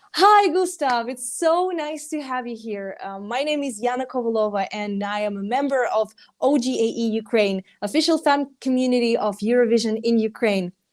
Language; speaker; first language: English; non-native, fluent; Ukrainian